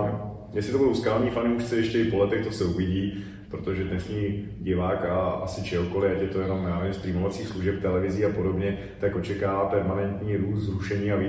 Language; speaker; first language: Czech; native; Czech